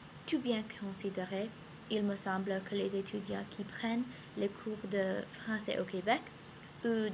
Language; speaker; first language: French; non-native, learner; English